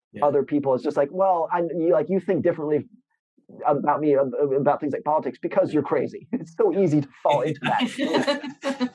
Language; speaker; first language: English; native; English